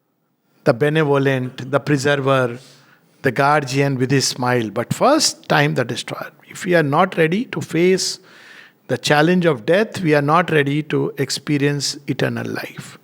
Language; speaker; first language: English; non-native, local second language; Hindi